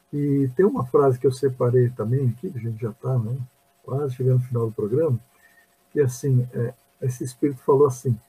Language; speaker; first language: Portuguese; native; Portuguese